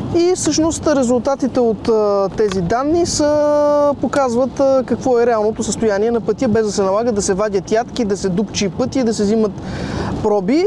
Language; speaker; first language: Bulgarian; native; Bulgarian